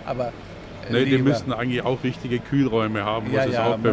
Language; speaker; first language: German; native; German